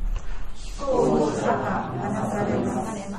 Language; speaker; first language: Japanese; native; Japanese